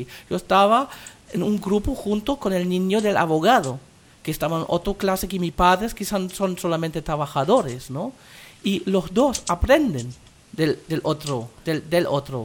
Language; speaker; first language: Spanish; non-native, fluent; German